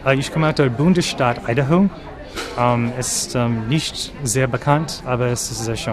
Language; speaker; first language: German; non-native, learner; English